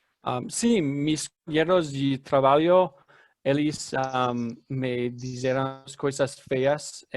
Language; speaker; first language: Portuguese; non-native, learner; English